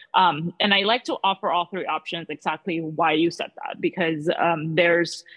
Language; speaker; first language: English; early bilingual, other home language; Spanish